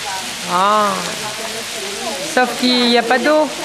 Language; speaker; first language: French; native; French